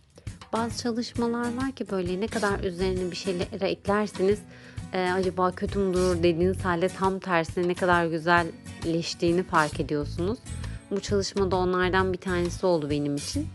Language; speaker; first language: Turkish; native; Turkish